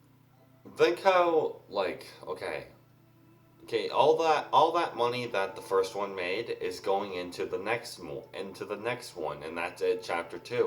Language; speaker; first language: English; native; English